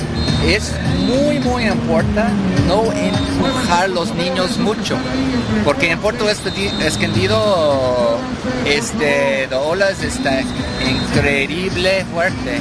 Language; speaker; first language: Spanish; non-native, learner; English